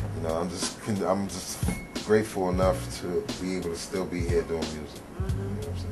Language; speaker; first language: English; native; English